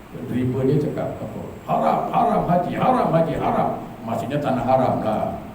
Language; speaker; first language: Malay; native; Malay